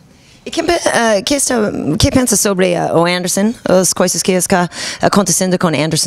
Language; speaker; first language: Portuguese; non-native, learner; English